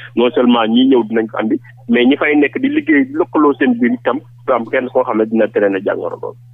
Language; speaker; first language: Wolof; non-native, local second language; Jola-Fonyi